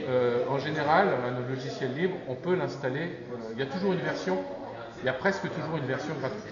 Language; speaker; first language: French; native; French